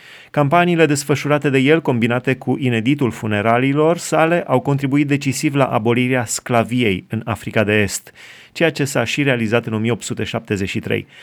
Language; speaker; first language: Romanian; native; Romanian